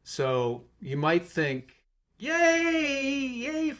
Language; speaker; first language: English; native; English